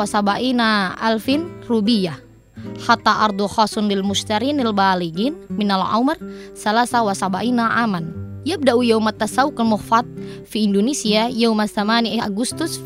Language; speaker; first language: Arabic; non-native, fluent; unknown